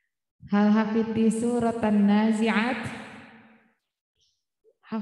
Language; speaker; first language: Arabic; non-native, learner; Indonesian